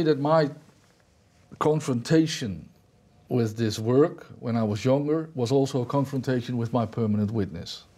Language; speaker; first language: English; non-native, fluent; Dutch